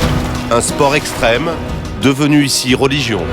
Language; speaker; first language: French; native; French